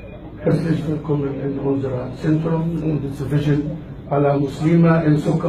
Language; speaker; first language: German; non-native, learner; Arabic